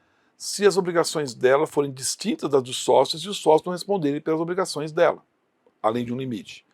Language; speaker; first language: Portuguese; native; Portuguese